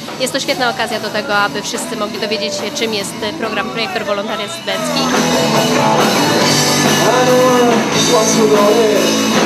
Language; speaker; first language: Polish; native; Polish